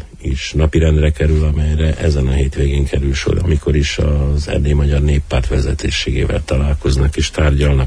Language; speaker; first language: Hungarian; native; Hungarian